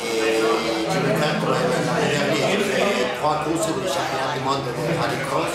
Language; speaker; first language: French; non-native, learner; Catalan